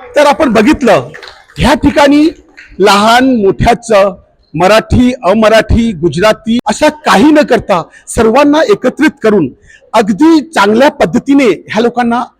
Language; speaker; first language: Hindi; non-native, local second language; Marathi